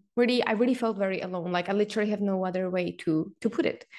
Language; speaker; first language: English; non-native, fluent; Czech